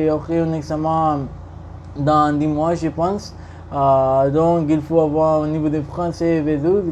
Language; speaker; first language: French; non-native, learner; Spanish